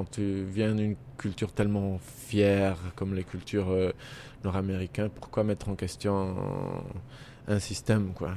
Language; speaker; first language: French; non-native, fluent; Spanish